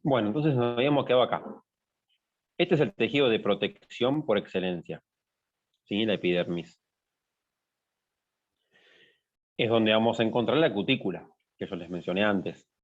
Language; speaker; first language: Spanish; native; Spanish